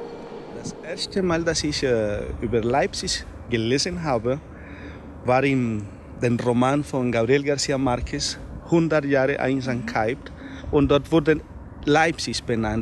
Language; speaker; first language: German; non-native, fluent; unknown